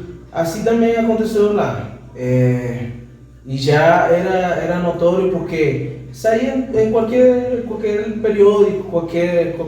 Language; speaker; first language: Portuguese; non-native, fluent; Spanish